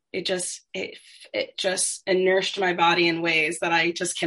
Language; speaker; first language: English; native; English